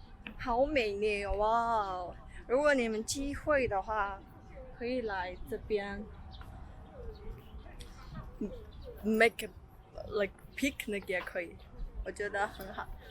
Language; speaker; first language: Chinese; non-native, learner; Mongolian